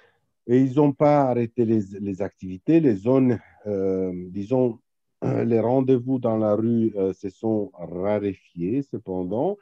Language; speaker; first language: French; non-native, fluent; Romanian